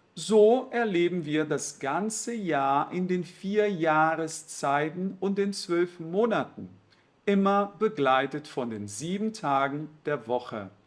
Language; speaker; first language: German; non-native, fluent; Portuguese